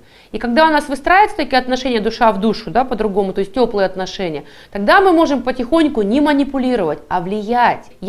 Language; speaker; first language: Russian; native; Russian